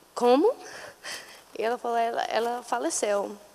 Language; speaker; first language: Portuguese; non-native, fluent; English